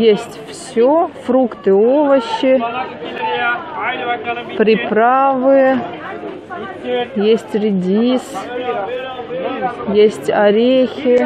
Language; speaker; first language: Russian; native; Russian